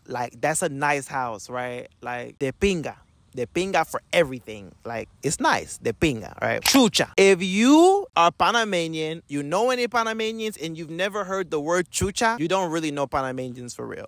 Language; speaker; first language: English; native; English